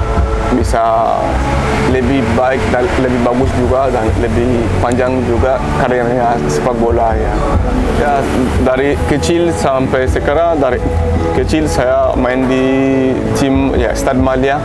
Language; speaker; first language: Indonesian; non-native, learner; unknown